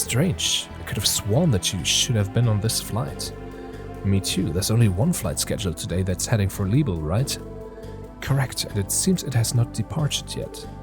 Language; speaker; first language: English; non-native, fluent; German